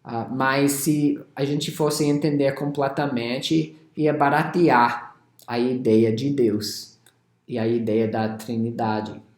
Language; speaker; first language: Portuguese; non-native, fluent; English